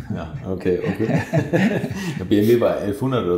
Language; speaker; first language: German; native; German